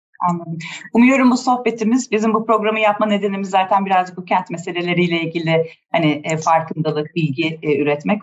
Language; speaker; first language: Turkish; native; Turkish